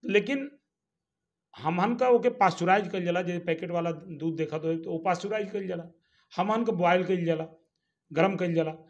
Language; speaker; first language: Hindi; native; Hindi